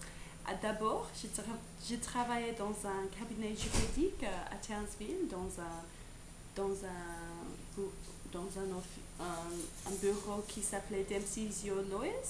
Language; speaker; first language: French; non-native, learner; English